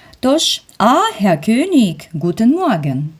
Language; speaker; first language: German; non-native, fluent; Ukrainian